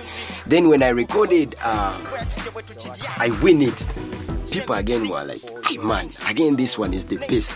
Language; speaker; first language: English; non-native, local second language; Ganda